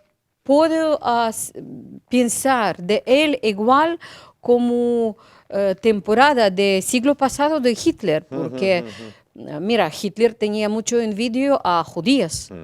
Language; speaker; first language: Spanish; non-native, learner; Ukrainian